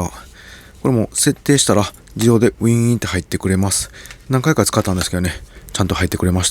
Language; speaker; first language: Japanese; native; Japanese